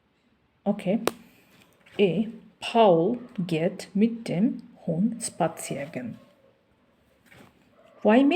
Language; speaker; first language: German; non-native, fluent; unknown